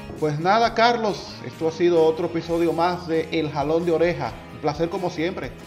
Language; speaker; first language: Spanish; native; Spanish